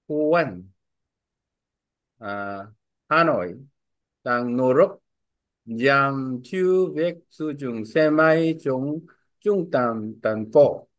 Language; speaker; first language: Vietnamese; non-native, learner; Korean